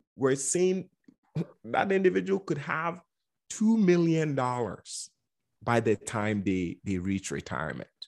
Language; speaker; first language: English; non-native, local second language; Akan